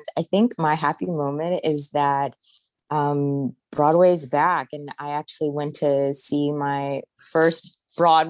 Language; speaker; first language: English; native; English